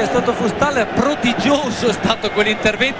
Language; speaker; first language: Italian; native; Italian